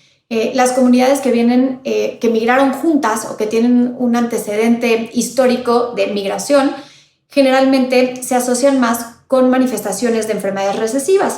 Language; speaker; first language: Spanish; native; Spanish